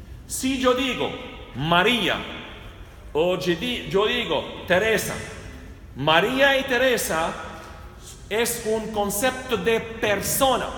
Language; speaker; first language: Spanish; non-native, fluent; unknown